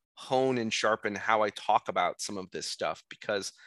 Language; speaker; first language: English; native; English